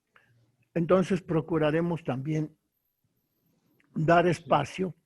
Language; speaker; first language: Spanish; native; Spanish